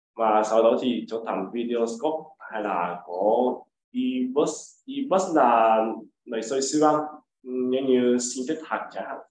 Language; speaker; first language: Vietnamese; non-native, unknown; Japanese